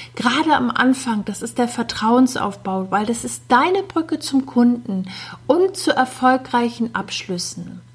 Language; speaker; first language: German; native; German